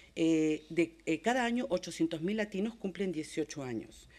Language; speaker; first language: Spanish; native; Spanish